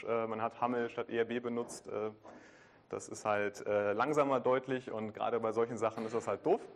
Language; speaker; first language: German; native; German